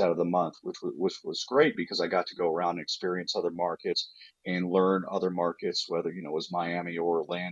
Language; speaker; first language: English; native; English